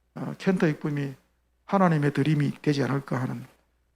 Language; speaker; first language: Korean; native; Korean